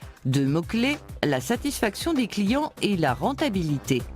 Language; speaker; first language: French; native; French